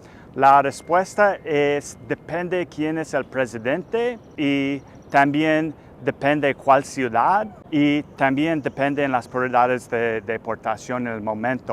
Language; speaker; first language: Spanish; non-native, fluent; English